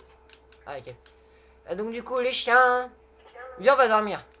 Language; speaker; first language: French; native; French